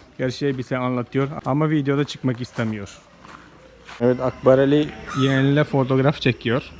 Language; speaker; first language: Turkish; non-native, fluent; Malayalam